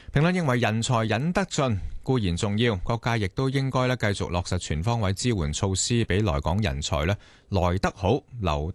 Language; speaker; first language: Cantonese; native; Cantonese